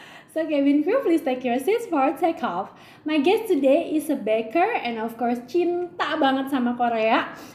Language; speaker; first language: English; non-native, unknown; Indonesian